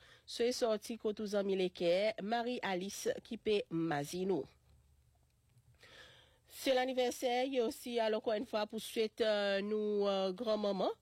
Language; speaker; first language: French; non-native, local second language; Seselwa Creole French